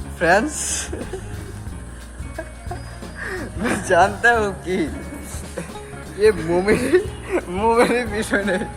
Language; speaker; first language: Hindi; non-native, learner; Bangla